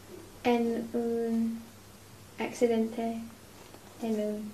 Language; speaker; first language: Spanish; non-native, learner; English